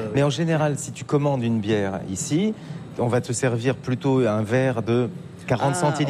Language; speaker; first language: French; native; French